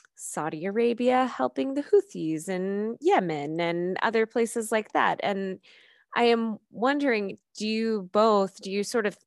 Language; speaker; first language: English; native; English